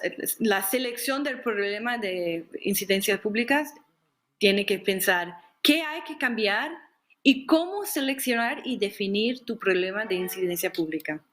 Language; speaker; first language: Spanish; non-native, fluent; English